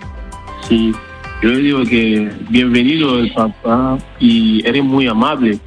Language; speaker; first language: Spanish; non-native, learner; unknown